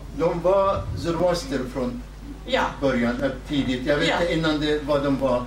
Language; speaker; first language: Swedish; non-native, fluent; Southern Kurdish